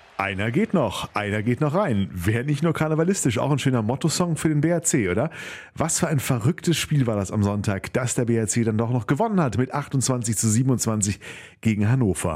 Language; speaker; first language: German; native; German